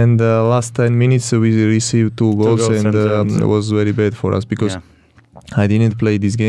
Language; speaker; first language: English; non-native, learner; Georgian